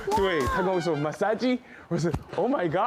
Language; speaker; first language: Chinese; non-native, fluent; English